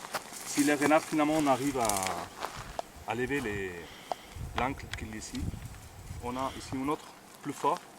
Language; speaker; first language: French; non-native, fluent; Spanish